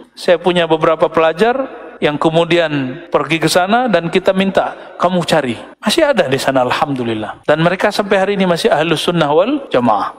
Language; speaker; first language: Malay; non-native, local second language; Minangkabau